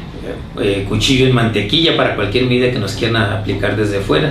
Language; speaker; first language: Spanish; native; Spanish